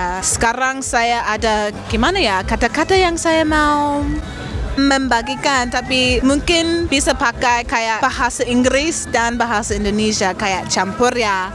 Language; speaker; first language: Indonesian; non-native, learner; English